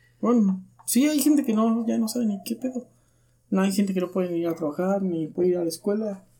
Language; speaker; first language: Spanish; native; Spanish